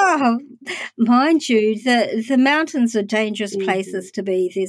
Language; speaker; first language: English; native; English